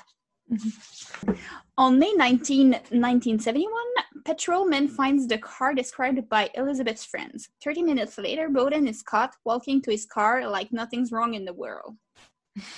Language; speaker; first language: English; non-native, fluent; French